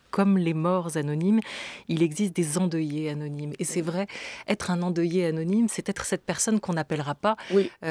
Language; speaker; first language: French; native; French